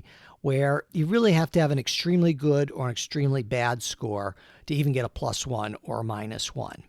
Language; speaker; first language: English; native; English